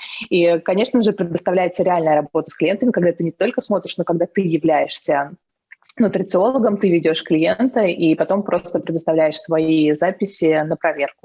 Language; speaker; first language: Russian; native; Russian